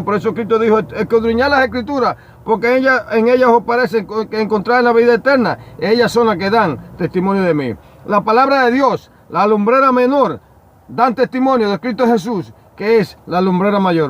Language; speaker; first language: Spanish; native; Spanish